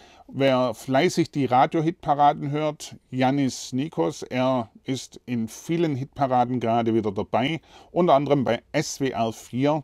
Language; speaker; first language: German; native; German